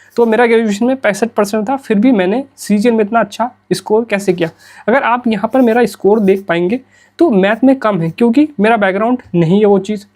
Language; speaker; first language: Hindi; native; Hindi